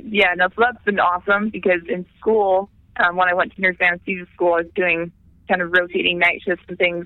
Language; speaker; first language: English; native; English